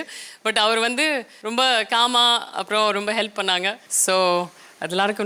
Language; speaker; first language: Tamil; non-native, fluent; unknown